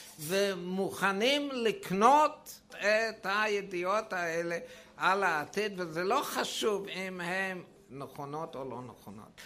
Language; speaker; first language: Hebrew; non-native, fluent; German